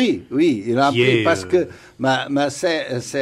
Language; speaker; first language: French; non-native, fluent; Portuguese